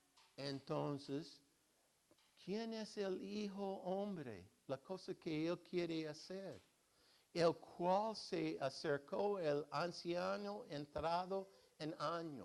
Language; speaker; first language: Spanish; non-native, fluent; English